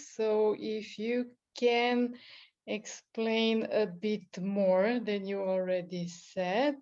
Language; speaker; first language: English; non-native, fluent; Serbian